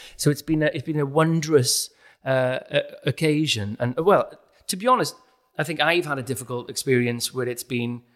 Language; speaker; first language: English; native; English